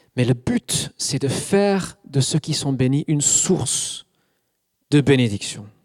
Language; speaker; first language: French; non-native, fluent; English